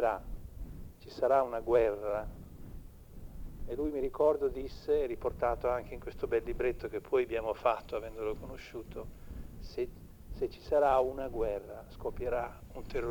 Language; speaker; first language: Italian; native; Italian